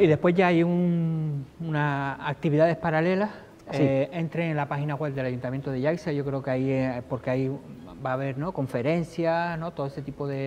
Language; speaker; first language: Spanish; native; Spanish